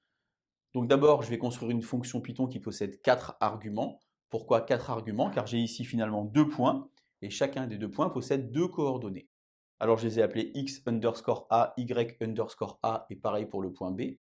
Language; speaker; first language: French; native; French